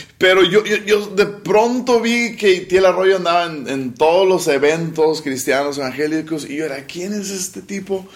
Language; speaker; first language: Spanish; native; Spanish